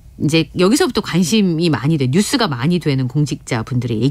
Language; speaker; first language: Korean; native; Korean